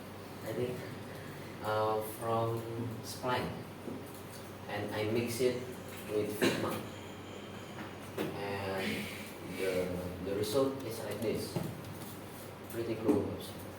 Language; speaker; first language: English; non-native, learner; Indonesian